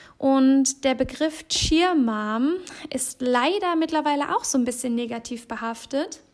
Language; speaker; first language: German; native; German